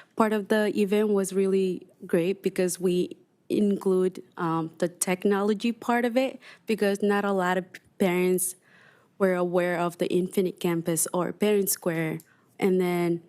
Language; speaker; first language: English; non-native, fluent; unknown